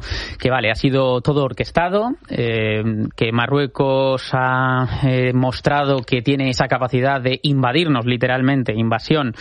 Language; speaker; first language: Spanish; native; Spanish